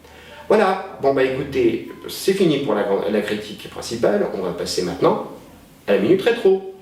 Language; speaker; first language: French; native; French